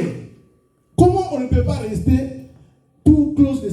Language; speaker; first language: French; non-native, local second language; Lingala